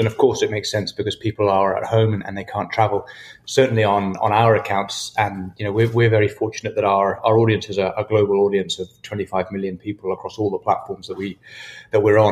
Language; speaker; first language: English; native; English